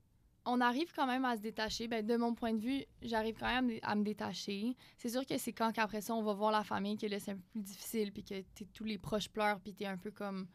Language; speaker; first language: French; native; French